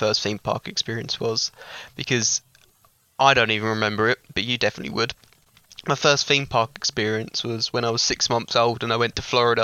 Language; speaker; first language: English; native; English